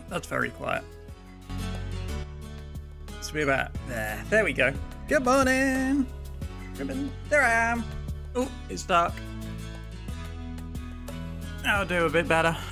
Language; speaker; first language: English; native; English